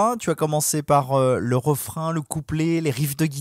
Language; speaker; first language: French; native; French